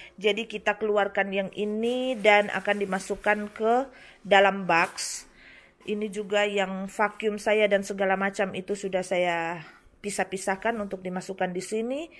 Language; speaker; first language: Indonesian; native; Indonesian